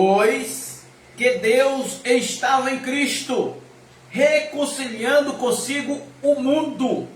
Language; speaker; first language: Portuguese; native; Portuguese